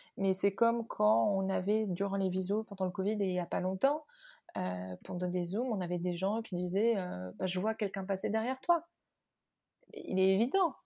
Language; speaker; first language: French; non-native, local second language; Arabic